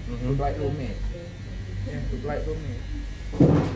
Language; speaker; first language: English; non-native, learner; Thai